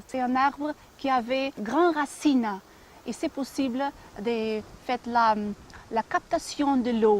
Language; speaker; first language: French; non-native, fluent; Portuguese